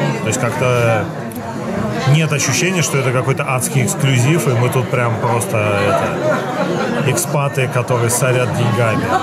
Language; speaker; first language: Russian; native; Russian